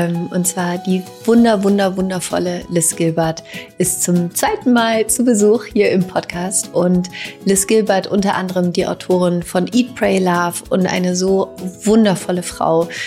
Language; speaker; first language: German; native; German